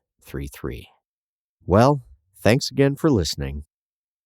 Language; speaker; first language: English; native; English